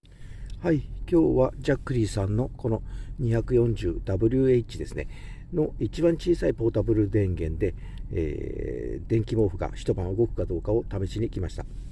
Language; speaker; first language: Japanese; native; Japanese